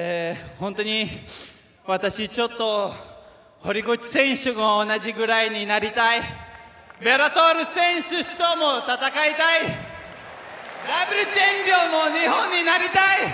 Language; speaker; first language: Japanese; early bilingual, other home language; Portuguese